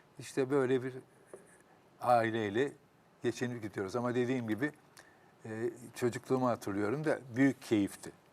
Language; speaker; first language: Turkish; native; Turkish